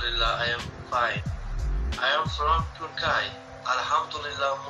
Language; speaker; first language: English; non-native, learner; Turkish